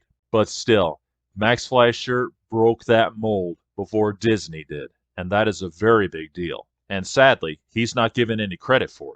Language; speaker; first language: English; native; English